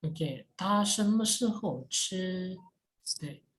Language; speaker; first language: Chinese; non-native, fluent; Indonesian